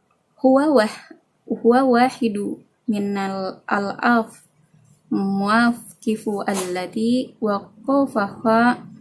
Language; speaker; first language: Arabic; non-native, fluent; Indonesian